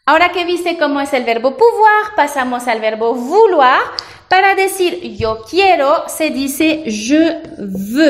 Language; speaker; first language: Spanish; non-native, fluent; French